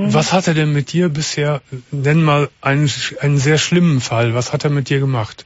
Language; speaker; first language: German; native; German